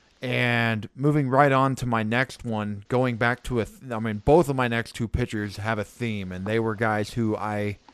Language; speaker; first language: English; native; English